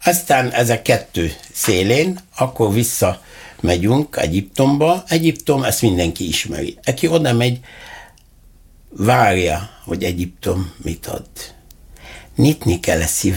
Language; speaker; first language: Hungarian; non-native, learner; Arabic